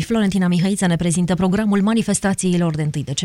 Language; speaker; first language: Romanian; native; Romanian